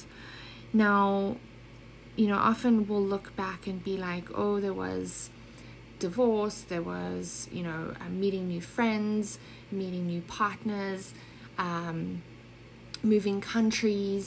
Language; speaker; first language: English; native; English